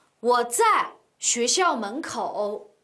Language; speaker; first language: Chinese; non-native, local second language; Uyghur